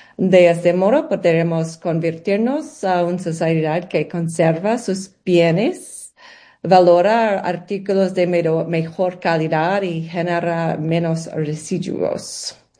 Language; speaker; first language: Spanish; non-native, learner; English